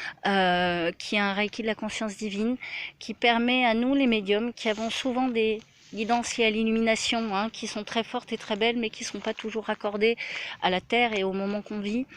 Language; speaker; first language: French; native; French